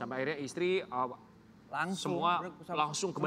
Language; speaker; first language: Indonesian; native; Indonesian